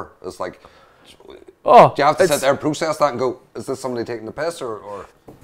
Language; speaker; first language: English; native; English